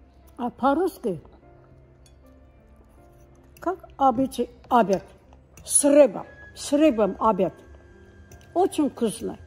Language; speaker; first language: Russian; non-native, learner; Azerbaijani